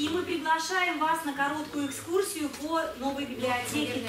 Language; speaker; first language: Russian; native; Russian